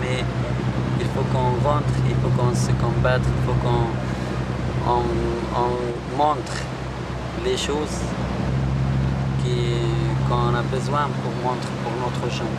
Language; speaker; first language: French; non-native, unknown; Persian